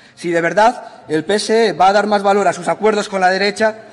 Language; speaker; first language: Spanish; native; Spanish